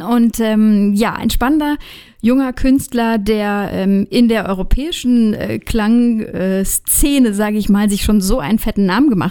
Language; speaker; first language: German; native; German